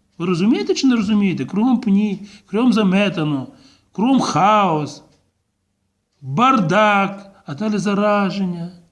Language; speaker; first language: Ukrainian; native; Ukrainian